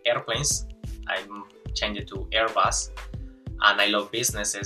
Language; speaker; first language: English; non-native, fluent; Spanish